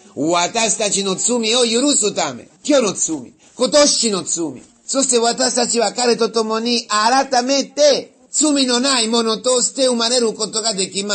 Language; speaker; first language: Japanese; non-native, fluent; Italian